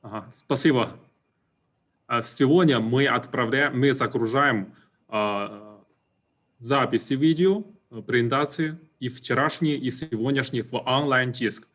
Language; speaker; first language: Russian; non-native, fluent; Chinese